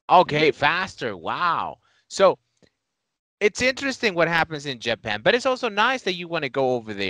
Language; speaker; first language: English; non-native, fluent; Spanish